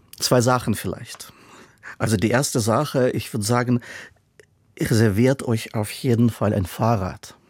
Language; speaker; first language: German; non-native, fluent; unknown